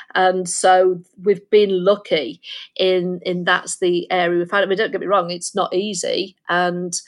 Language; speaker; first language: English; native; English